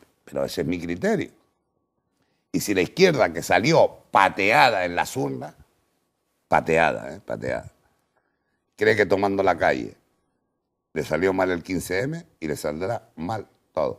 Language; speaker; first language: Spanish; native; Spanish